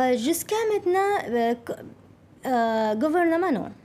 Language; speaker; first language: French; non-native, learner; Arabic